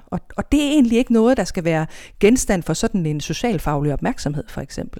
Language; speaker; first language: Danish; native; Danish